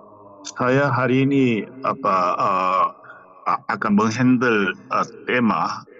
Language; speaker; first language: Indonesian; non-native, fluent; Korean